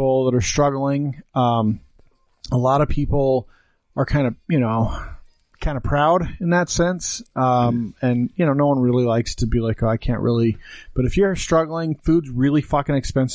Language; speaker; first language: English; native; English